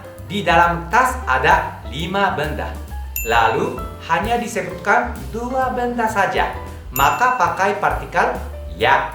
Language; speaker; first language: Indonesian; non-native, fluent; Japanese